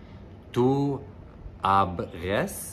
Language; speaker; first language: Spanish; non-native, learner; English